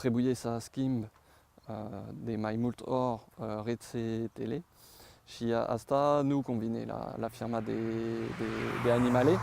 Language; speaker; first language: Romanian; non-native, fluent; French